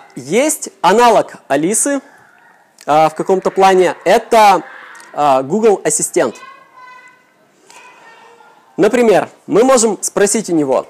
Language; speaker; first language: Russian; native; Russian